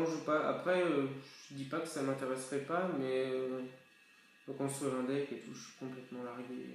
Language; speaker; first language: French; native; French